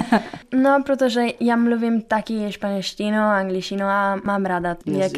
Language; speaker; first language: Czech; non-native, learner; Italian